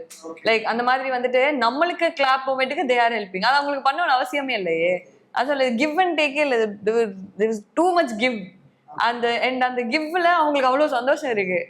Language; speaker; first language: Tamil; native; Tamil